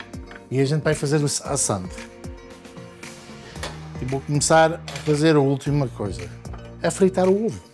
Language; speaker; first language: Portuguese; early bilingual, heritage; Portuguese